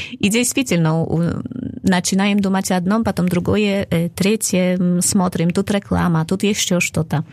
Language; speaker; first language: Russian; non-native, fluent; Polish